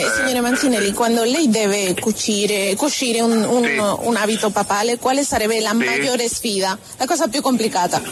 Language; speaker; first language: Italian; non-native, learner; Spanish